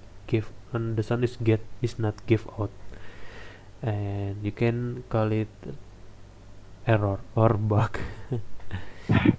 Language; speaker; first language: English; non-native, learner; Indonesian